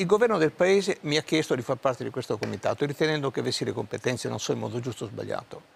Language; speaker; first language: Italian; native; Italian